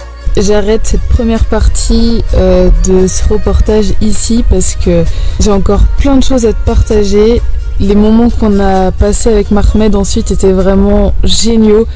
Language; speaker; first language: French; native; French